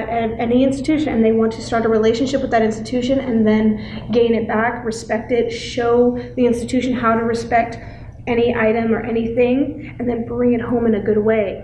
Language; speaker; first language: English; native; English